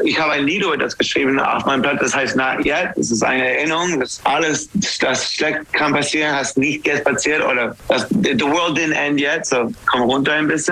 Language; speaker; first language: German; non-native, learner; English